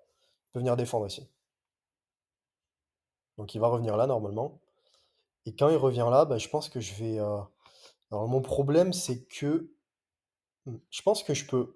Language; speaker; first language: French; native; French